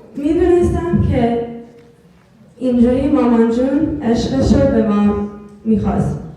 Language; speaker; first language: Persian; early bilingual, heritage; Persian